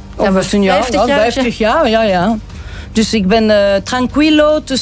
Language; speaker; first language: Dutch; non-native, local second language; French